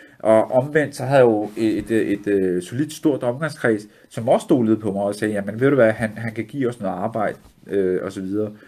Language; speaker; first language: Danish; early bilingual, other home language; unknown